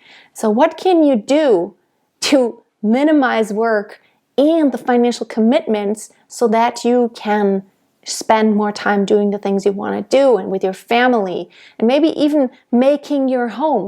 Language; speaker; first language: English; non-native, fluent; German